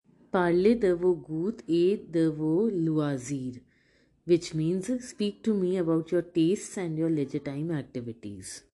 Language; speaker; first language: English; non-native, local second language; Hindi